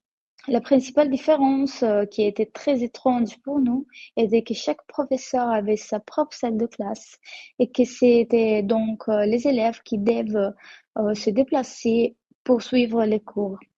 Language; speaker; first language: French; non-native, learner; Italian